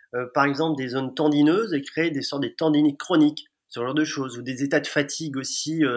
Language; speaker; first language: French; native; French